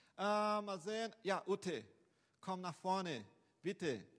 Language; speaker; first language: German; non-native, fluent; Portuguese